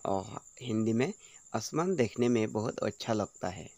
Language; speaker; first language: Hindi; non-native, local second language; Assamese